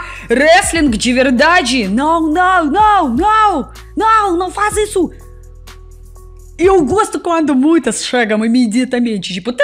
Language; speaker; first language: Portuguese; non-native, learner; Russian